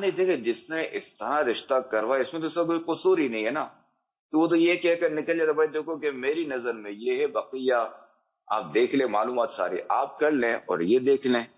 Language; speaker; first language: Urdu; non-native, local second language; Punjabi